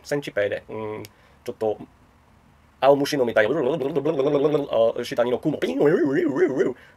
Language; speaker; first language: Japanese; non-native, learner; Czech